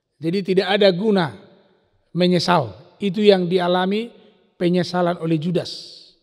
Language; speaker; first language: Indonesian; non-native, local second language; Batak Toba